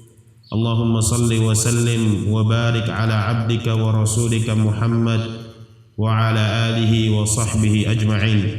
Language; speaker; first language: Arabic; non-native, fluent; Indonesian